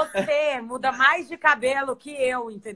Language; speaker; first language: Portuguese; native; Portuguese